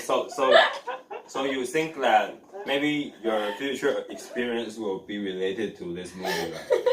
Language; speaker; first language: English; non-native, learner; Chinese